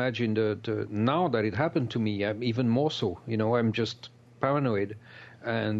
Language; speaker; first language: English; non-native, fluent; French